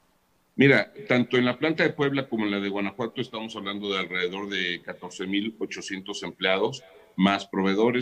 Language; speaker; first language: Spanish; native; Spanish